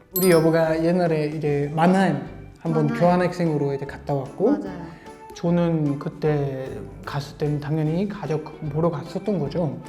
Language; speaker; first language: Korean; non-native, fluent; German